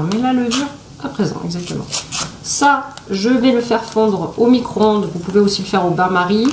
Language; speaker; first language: French; native; French